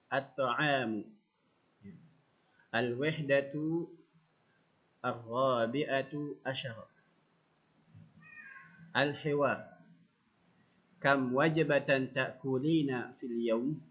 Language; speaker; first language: Arabic; non-native, fluent; Indonesian